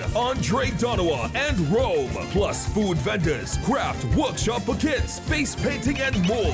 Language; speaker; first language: English; native; English